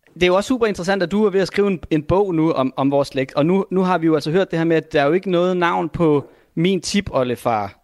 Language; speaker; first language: Danish; native; Danish